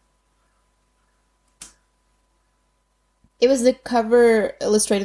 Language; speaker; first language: English; non-native, fluent; Indonesian